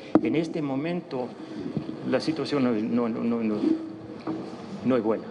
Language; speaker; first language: Spanish; non-native, fluent; English